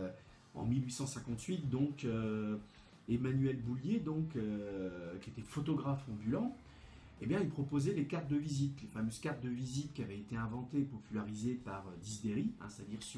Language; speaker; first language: French; native; French